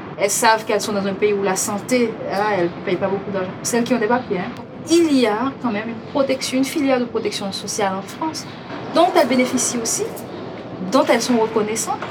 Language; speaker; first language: French; non-native, local second language; Haitian Creole